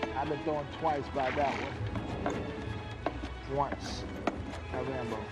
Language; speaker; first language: English; native; English